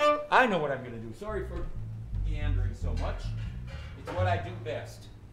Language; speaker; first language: English; native; English